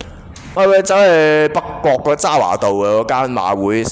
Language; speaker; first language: Cantonese; native; Cantonese